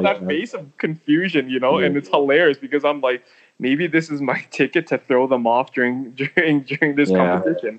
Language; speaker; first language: English; native; English